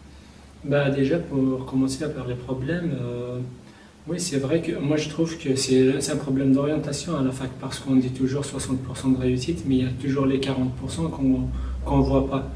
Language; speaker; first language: French; non-native, local second language; Kabyle